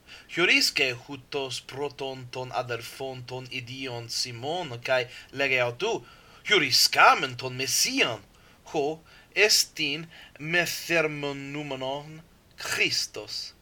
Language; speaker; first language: Greek; non-native, learner; English